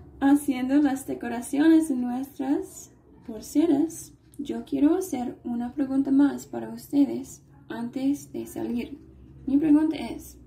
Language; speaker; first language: Spanish; non-native, fluent; English